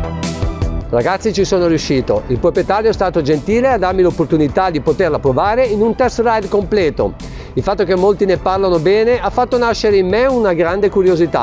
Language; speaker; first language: Italian; native; Italian